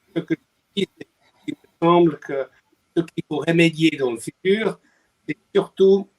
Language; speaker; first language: French; non-native, fluent; English